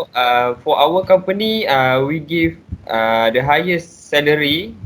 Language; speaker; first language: English; non-native, local second language; Malay